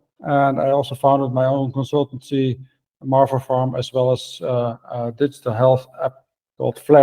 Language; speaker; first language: English; non-native, fluent; Dutch